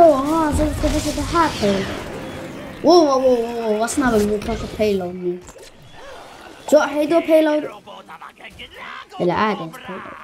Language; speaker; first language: Swedish; early bilingual, other home language; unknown